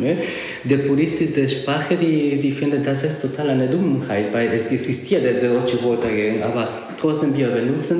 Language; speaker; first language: German; non-native, learner; Spanish